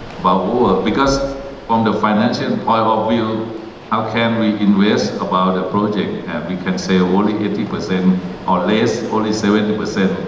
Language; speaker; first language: English; non-native, learner; Thai